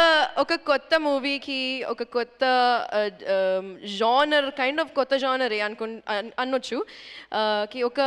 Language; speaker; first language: Telugu; non-native, local second language; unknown